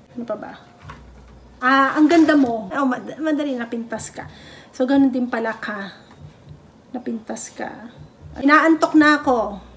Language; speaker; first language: Filipino; native; Filipino